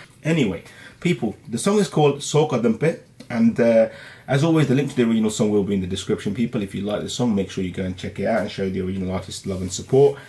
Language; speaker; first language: English; early bilingual, other home language; Urdu